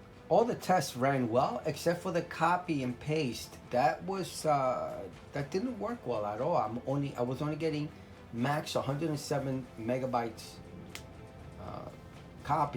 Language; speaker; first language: English; native; English